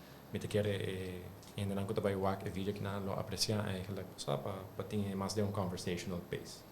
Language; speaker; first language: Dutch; non-native, local second language; Papiamento